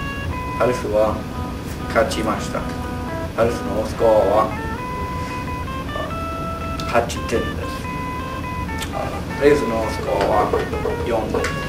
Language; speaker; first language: Japanese; non-native, learner; English